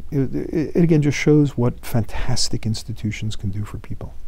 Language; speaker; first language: English; native; English